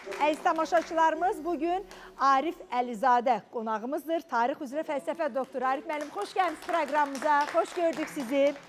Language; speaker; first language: Azerbaijani; native; Azerbaijani